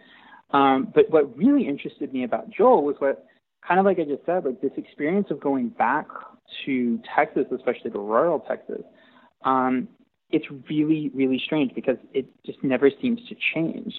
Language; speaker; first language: English; native; English